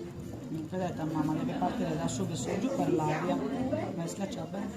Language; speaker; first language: Italian; native; Italian